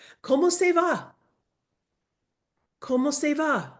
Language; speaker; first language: Spanish; non-native, learner; English